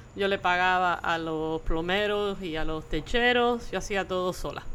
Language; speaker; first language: Spanish; early bilingual, heritage; Spanish